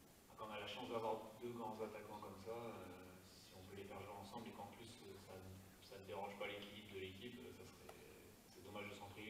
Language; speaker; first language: French; native; French